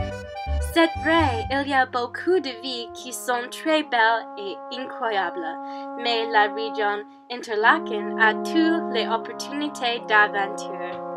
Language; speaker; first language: French; non-native, learner; English